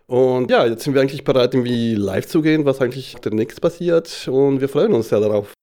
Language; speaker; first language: German; non-native, fluent; Spanish